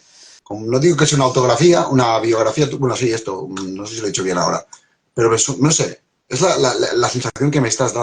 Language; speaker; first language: Spanish; native; Spanish